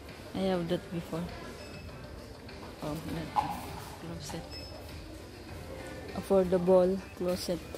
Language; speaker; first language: English; non-native, learner; Filipino